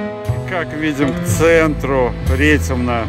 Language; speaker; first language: Russian; native; Russian